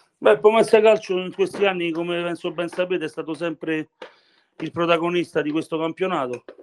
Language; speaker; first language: Italian; native; Italian